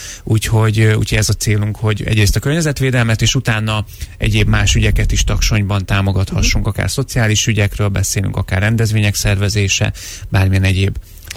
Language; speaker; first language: Hungarian; native; Hungarian